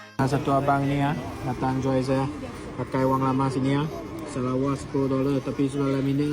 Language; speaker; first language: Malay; non-native, local second language; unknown